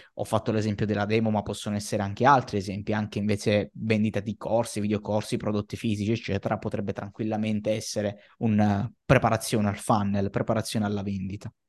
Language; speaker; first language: Italian; native; Italian